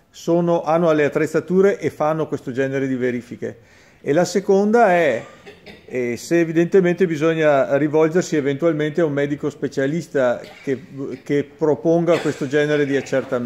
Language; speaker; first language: Italian; native; Italian